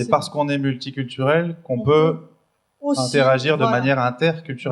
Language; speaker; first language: French; native; French